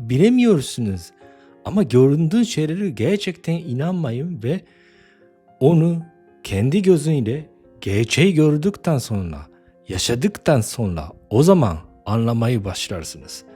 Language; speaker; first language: Turkish; non-native, fluent; Japanese